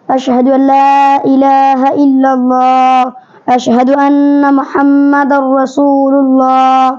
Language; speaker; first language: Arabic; non-native, learner; Bangla